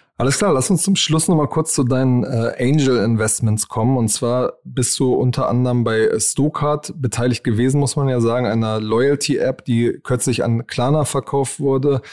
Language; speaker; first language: German; native; German